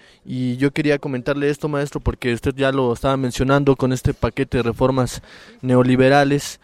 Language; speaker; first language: Spanish; native; Spanish